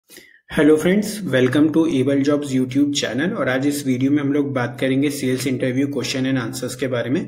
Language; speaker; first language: Hindi; native; Hindi